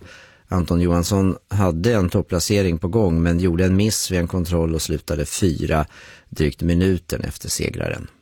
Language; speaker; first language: Swedish; native; Swedish